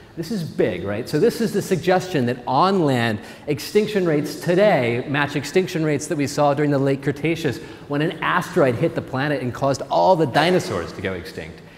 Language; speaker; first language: English; native; English